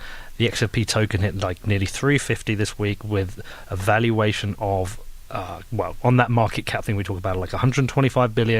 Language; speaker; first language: English; native; English